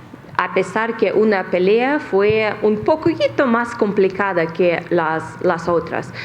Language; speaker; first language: Spanish; non-native, fluent; Russian